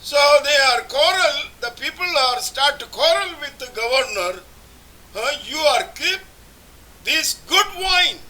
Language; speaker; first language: English; non-native, local second language; Malayalam